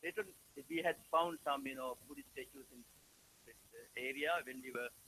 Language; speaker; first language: English; non-native, local second language; Sinhala